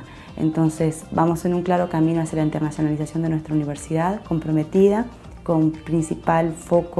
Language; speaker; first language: Spanish; native; Spanish